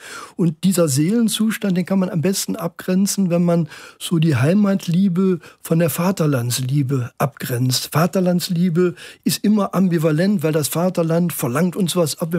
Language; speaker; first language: German; native; German